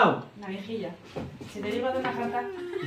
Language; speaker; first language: Spanish; native; Spanish